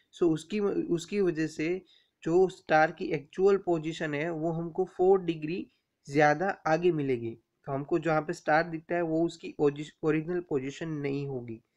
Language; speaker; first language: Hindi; non-native, local second language; Gujarati